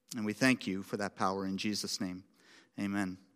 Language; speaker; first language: English; native; English